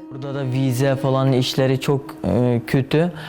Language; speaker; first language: Turkish; non-native, fluent; Chinese